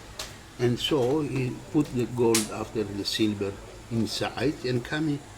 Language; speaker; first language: English; non-native, learner; Greek